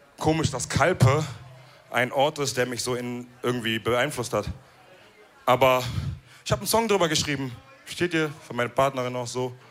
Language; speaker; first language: German; early bilingual, other home language; Wolof